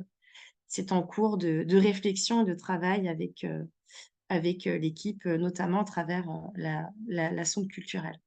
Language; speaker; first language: French; native; French